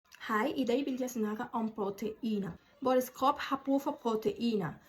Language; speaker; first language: Danish; non-native, learner; Spanish